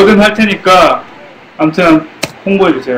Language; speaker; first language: Korean; native; Korean